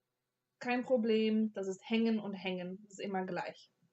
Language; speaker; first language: German; non-native, fluent; English